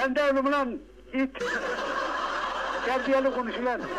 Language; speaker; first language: Turkish; native; Turkish